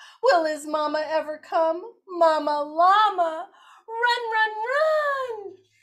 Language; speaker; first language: English; native; English